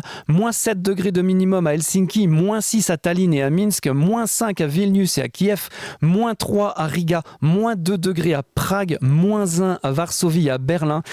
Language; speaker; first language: French; native; French